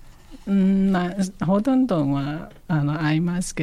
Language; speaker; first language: Japanese; non-native, fluent; Chinese